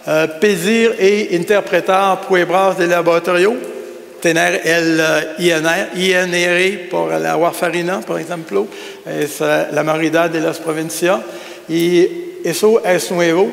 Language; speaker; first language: Spanish; non-native, learner; French